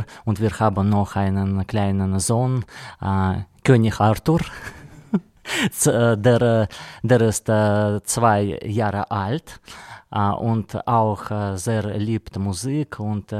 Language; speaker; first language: German; non-native, learner; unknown